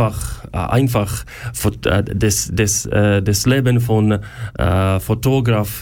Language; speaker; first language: German; non-native, learner; Ukrainian